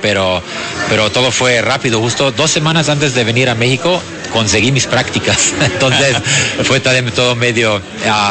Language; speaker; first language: Spanish; non-native, fluent; German